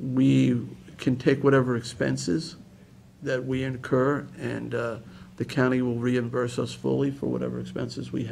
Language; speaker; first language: English; native; English